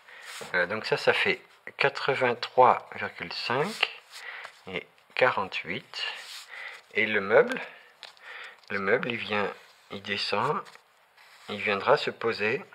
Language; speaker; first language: French; native; French